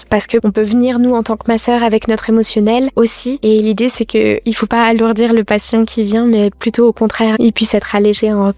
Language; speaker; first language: French; native; French